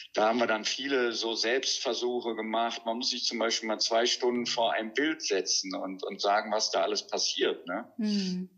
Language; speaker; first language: German; native; German